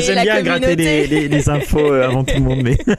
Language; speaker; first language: French; native; French